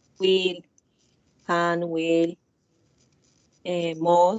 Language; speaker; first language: English; non-native, learner; Spanish